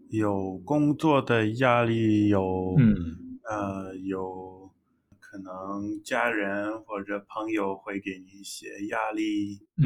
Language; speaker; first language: Chinese; non-native, learner; English